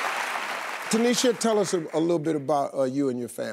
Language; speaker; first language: English; native; English